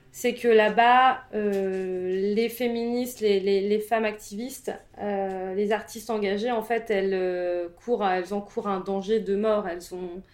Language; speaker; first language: French; native; French